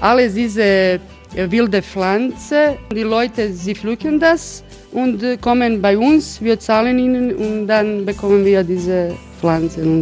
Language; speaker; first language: German; non-native, learner; Croatian